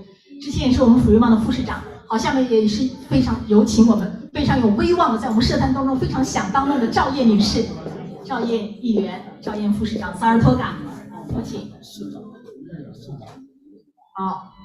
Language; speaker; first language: Chinese; native; Chinese